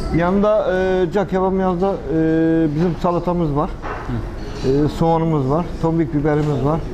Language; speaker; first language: Turkish; native; Turkish